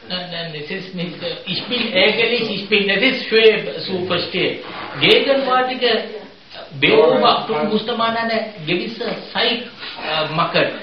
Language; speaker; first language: German; non-native, fluent; Sinhala